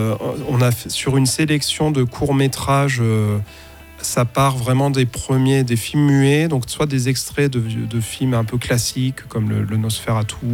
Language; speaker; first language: French; native; French